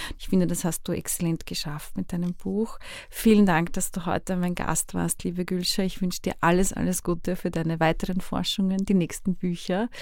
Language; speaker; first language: German; native; German